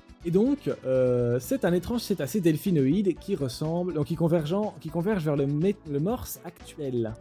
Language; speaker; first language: French; native; French